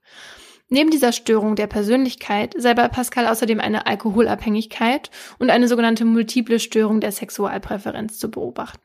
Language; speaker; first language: German; native; German